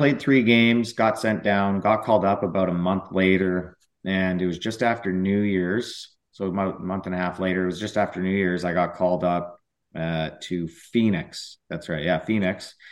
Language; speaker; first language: English; native; English